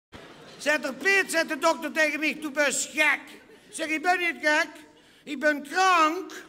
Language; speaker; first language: Dutch; non-native, local second language; Limburgish